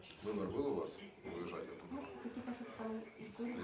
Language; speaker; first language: Russian; native; Russian